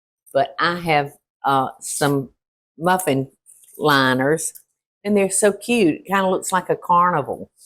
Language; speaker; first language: English; native; English